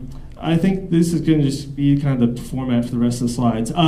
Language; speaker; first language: English; native; English